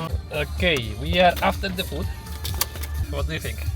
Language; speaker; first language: English; non-native, fluent; Polish